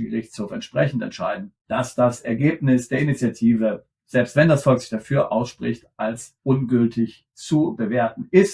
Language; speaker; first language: German; native; German